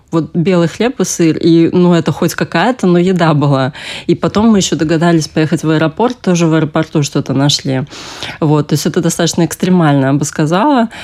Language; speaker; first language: Russian; native; Russian